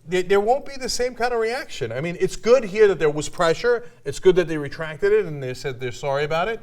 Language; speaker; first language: English; native; English